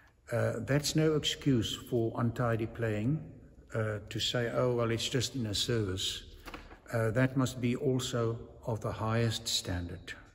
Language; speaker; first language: English; non-native, local second language; Afrikaans